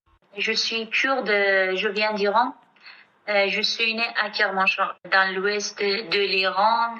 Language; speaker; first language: French; non-native, fluent; Kurdish